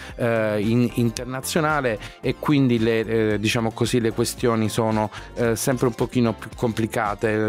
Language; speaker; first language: Italian; native; Italian